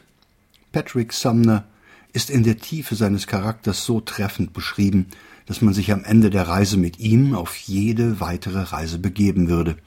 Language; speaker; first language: German; native; German